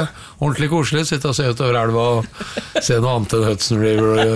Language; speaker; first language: Norwegian; native; Norwegian